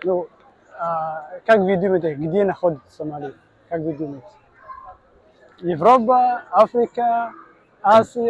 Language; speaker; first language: Russian; non-native, learner; Somali